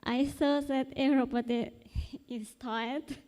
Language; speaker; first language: English; non-native, learner; Azerbaijani